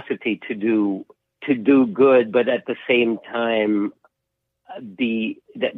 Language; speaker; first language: English; non-native, local second language; Filipino